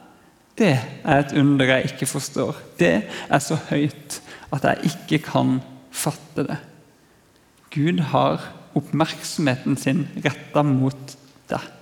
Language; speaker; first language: Norwegian; native; Norwegian